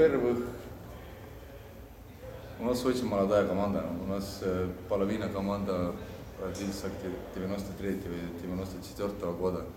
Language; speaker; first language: Russian; non-native, learner; Lithuanian